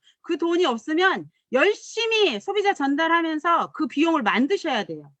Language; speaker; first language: Korean; native; Korean